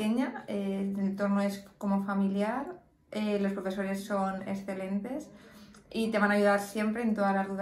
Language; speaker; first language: French; non-native, learner; Spanish